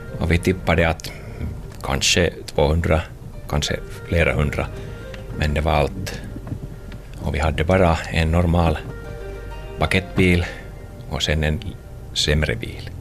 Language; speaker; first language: Swedish; non-native, local second language; Finnish